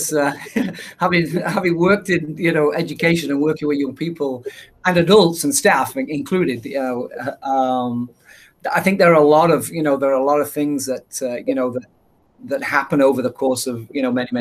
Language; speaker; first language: English; native; English